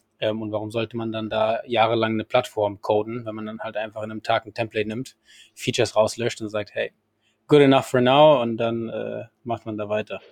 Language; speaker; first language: German; non-native, fluent; Spanish